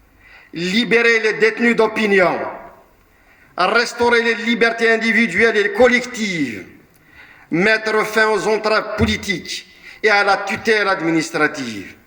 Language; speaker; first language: French; non-native, local second language; Kabyle